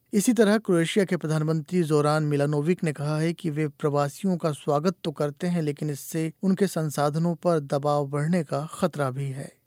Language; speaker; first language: Hindi; native; Hindi